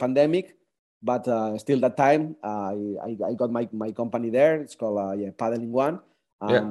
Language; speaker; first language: English; non-native, fluent; Spanish